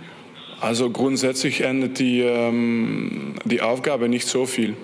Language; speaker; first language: German; non-native, fluent; French